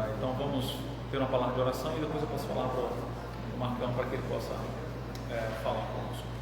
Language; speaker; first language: Portuguese; native; Portuguese